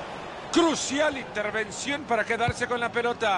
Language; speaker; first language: Spanish; native; Spanish